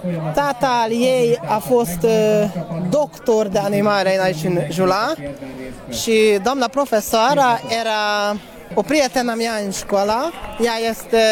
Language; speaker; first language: Romanian; non-native, learner; Hungarian